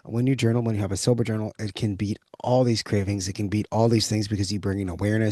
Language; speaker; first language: English; native; English